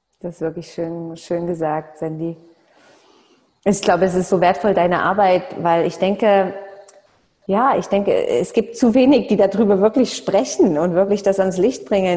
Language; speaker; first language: German; native; German